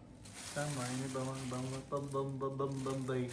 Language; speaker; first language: Indonesian; non-native, learner; Urdu